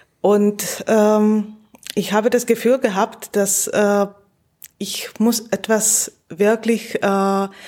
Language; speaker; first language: German; non-native, learner; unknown